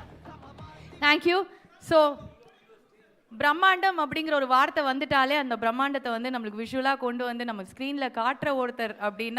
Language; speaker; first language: Tamil; native; Tamil